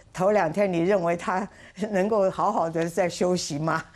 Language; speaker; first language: Chinese; native; Chinese